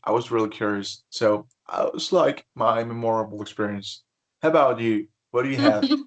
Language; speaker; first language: English; non-native, fluent; Spanish